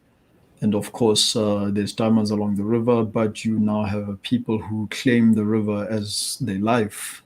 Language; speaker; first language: English; non-native, local second language; Tswana